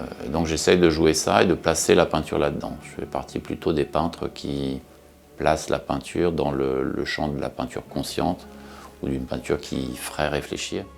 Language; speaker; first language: French; native; French